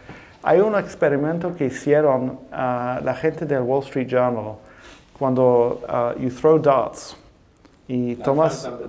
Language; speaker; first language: Spanish; non-native, fluent; English